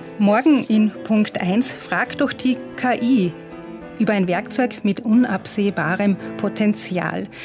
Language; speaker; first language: German; native; German